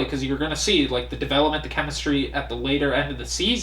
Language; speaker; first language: English; native; English